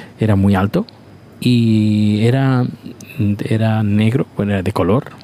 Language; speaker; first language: Spanish; native; Spanish